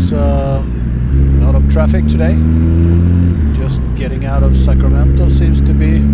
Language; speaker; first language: English; non-native, fluent; Swedish